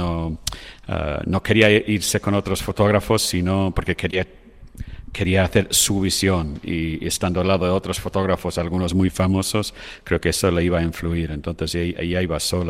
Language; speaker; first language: Spanish; non-native, fluent; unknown